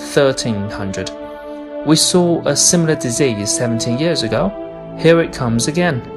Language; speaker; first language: English; non-native, fluent; Chinese